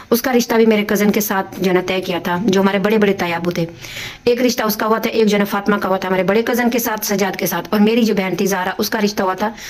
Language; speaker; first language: Hindi; native; Hindi